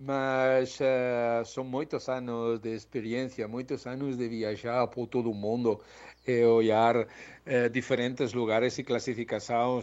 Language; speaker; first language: Portuguese; non-native, learner; Spanish